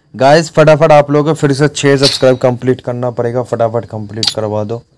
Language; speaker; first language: Hindi; non-native, local second language; Bangla